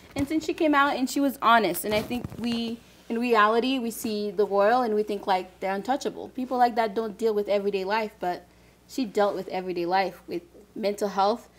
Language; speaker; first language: English; early bilingual, other home language; Haitian Creole